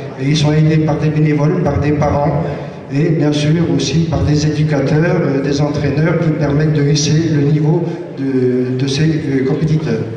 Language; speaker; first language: French; native; French